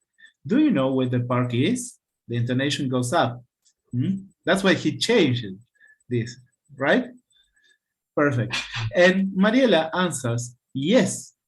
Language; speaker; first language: English; non-native, fluent; Spanish